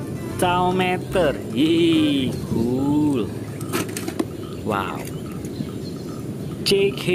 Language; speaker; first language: English; non-native, learner; Indonesian